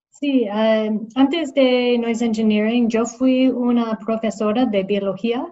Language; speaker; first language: Spanish; non-native, learner; English